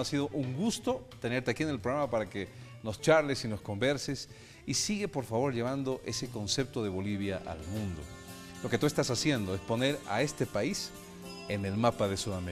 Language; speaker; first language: Spanish; native; Spanish